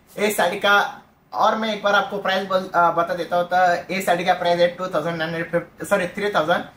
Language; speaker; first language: Hindi; non-native, local second language; Marathi